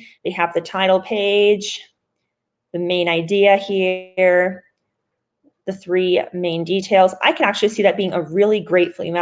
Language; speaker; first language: English; native; English